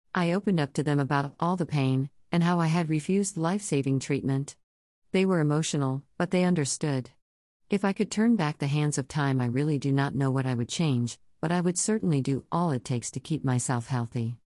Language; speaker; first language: English; native; English